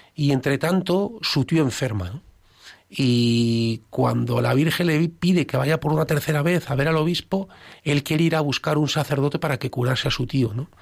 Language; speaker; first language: Spanish; native; Spanish